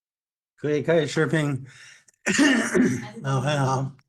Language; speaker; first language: Chinese; non-native, fluent; English